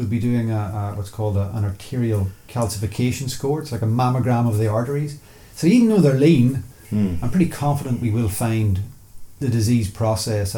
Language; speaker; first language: English; native; English